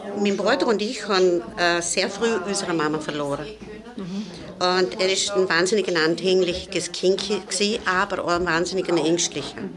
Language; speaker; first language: German; native; German